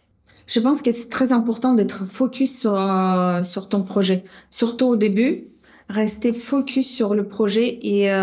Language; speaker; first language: French; non-native, fluent; Russian